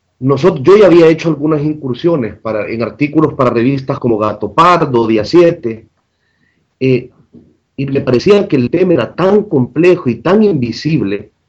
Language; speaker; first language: Spanish; native; Spanish